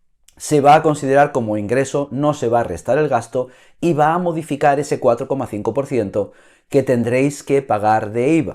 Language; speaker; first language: Spanish; native; Spanish